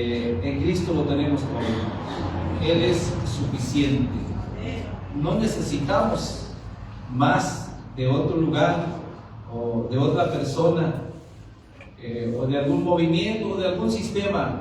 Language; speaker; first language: Spanish; native; Spanish